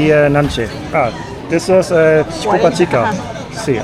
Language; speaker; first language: Spanish; non-native, learner; German